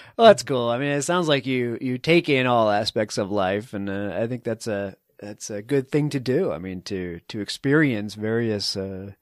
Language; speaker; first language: English; native; English